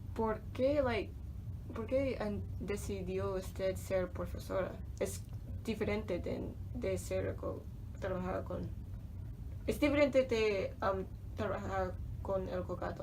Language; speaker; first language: Spanish; non-native, learner; English